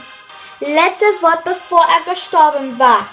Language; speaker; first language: German; non-native, learner; English